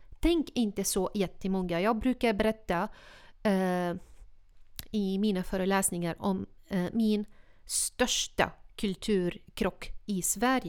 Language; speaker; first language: Swedish; non-native, fluent; Arabic